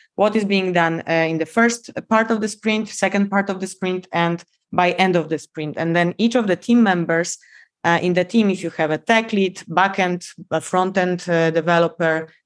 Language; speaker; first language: English; non-native, fluent; Polish